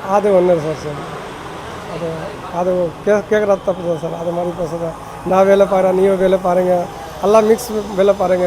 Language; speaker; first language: Tamil; non-native, learner; Hindi